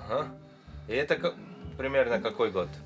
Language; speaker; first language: Russian; non-native, learner; Estonian